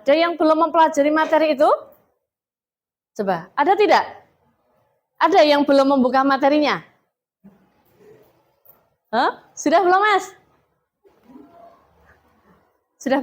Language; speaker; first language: Indonesian; native; Indonesian